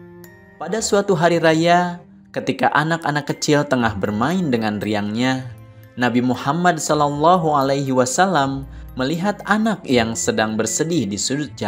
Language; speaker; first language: Indonesian; native; Indonesian